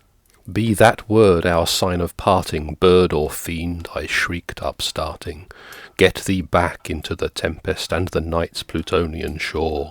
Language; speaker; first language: English; native; English